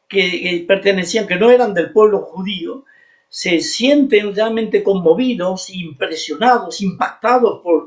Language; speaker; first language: Spanish; native; Spanish